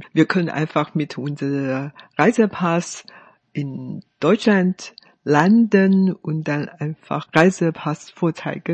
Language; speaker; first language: German; non-native, fluent; Chinese